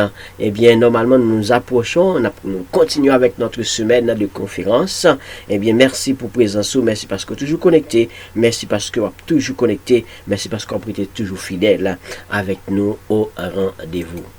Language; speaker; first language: French; non-native, local second language; Haitian Creole